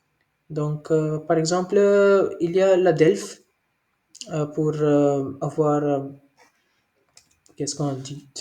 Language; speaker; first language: French; non-native, learner; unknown